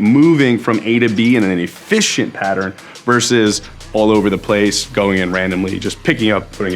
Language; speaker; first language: English; native; English